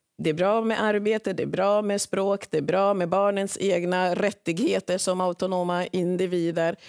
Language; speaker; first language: Swedish; early bilingual, other home language; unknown